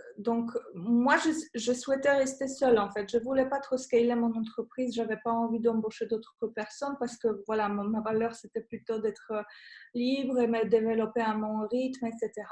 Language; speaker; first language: French; non-native, fluent; Polish